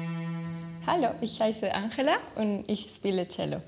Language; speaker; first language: German; non-native, fluent; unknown